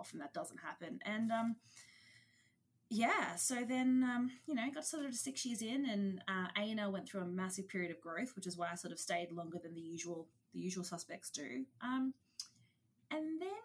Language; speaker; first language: English; native; English